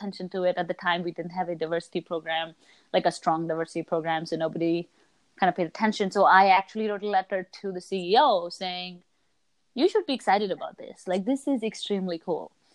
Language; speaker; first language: English; non-native, local second language; Hindi